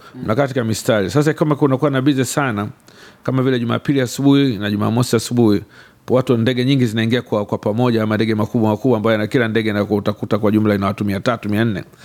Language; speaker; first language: Swahili; native; Swahili